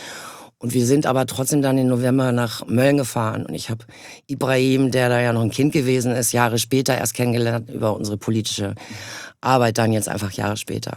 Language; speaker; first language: German; native; German